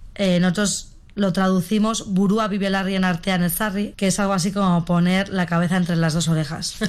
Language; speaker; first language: Spanish; native; Spanish